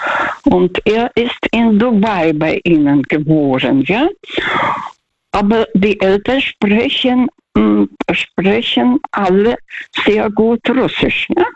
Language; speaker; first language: German; non-native, fluent; Russian